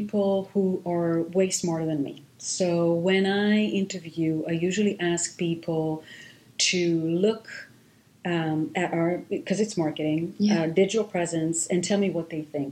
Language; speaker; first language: English; non-native, fluent; Hebrew